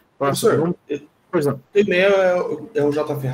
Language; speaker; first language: Portuguese; native; Portuguese